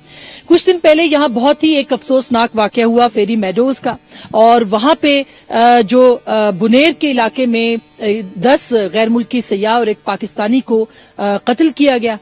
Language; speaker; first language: Urdu; native; Urdu